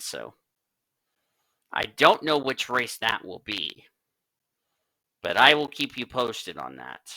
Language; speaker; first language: English; native; English